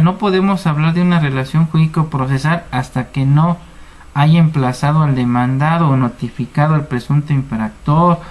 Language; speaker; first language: Spanish; native; Spanish